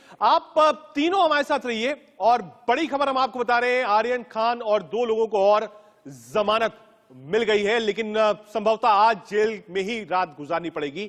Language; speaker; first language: Hindi; native; Hindi